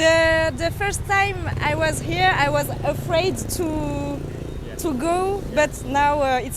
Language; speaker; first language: English; early bilingual, heritage; French